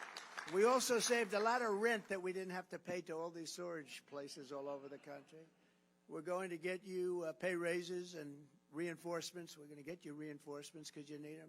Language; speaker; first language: English; native; English